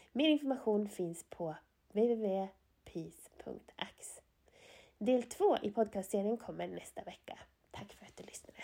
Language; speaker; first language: Swedish; native; Swedish